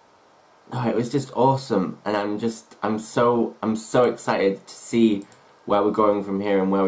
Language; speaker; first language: English; native; English